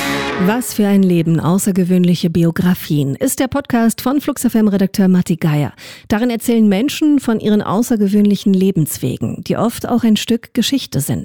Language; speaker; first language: German; native; German